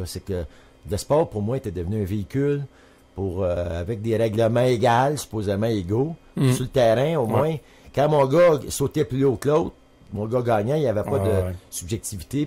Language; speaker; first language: French; native; French